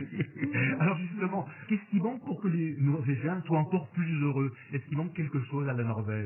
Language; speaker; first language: French; native; French